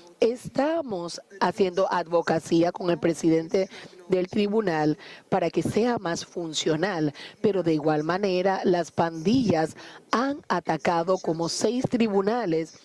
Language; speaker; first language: Spanish; non-native, fluent; Haitian Creole